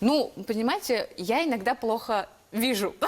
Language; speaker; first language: Russian; native; Russian